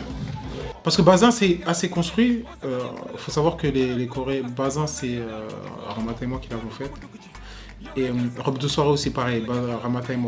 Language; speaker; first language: French; native; French